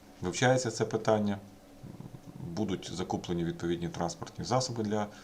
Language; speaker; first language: Ukrainian; native; Ukrainian